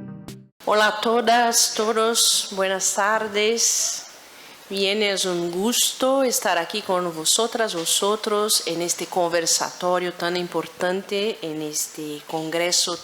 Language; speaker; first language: Spanish; non-native, fluent; Portuguese